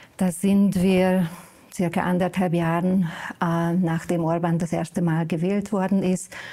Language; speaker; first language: German; non-native, fluent; Hungarian